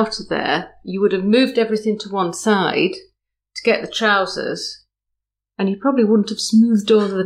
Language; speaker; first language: English; native; English